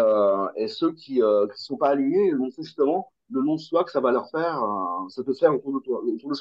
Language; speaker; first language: French; native; French